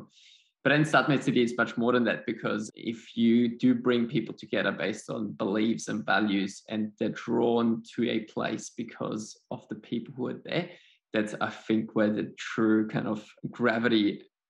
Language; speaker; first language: English; non-native, fluent; German